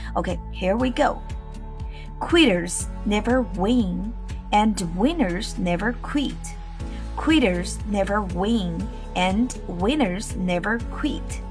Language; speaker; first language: English; non-native, fluent; Chinese